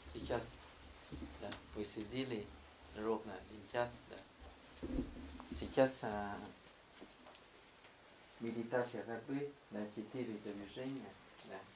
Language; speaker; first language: Russian; non-native, fluent; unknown